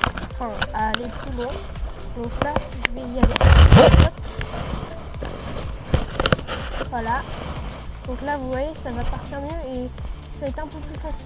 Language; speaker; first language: French; native; French